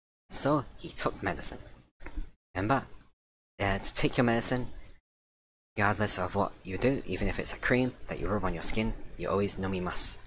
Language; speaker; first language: English; native; English